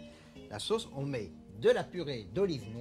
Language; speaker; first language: French; native; French